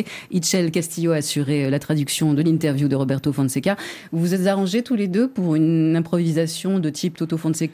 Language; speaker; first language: French; native; French